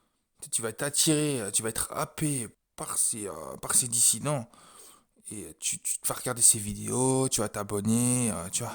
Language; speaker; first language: French; native; French